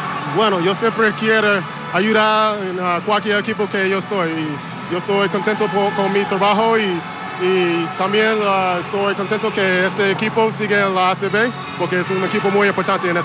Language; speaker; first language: Spanish; non-native, learner; English